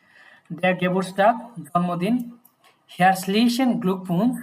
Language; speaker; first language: German; non-native, learner; Bangla